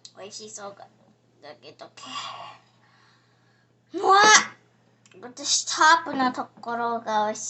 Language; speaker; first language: Japanese; early bilingual, heritage; English